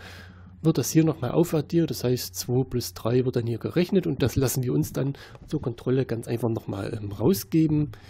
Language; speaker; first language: German; native; German